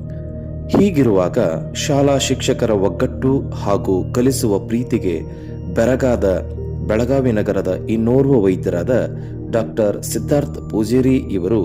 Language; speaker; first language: Kannada; native; Kannada